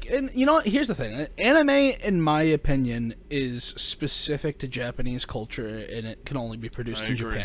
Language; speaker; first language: English; native; English